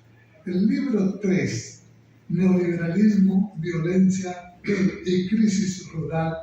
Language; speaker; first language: Spanish; native; Spanish